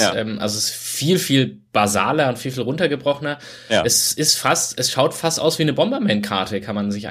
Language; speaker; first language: German; native; German